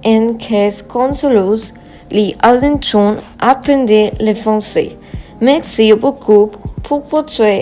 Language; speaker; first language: French; non-native, learner; Spanish